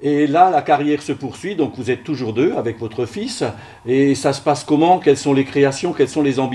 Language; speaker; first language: French; native; French